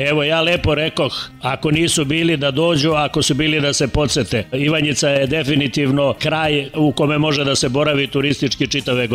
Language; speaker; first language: Serbian; native; Serbian